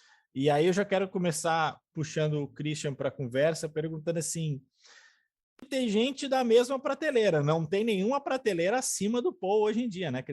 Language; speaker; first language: Portuguese; native; Portuguese